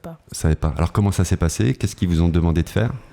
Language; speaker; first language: French; native; French